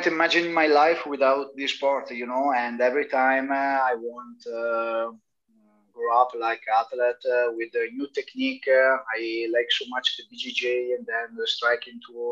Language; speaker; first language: English; non-native, learner; Italian